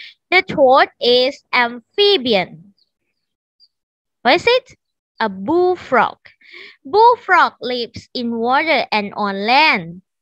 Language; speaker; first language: English; non-native, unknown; Thai